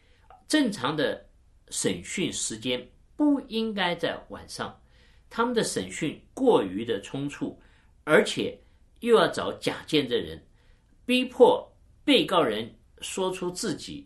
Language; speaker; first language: Chinese; native; Chinese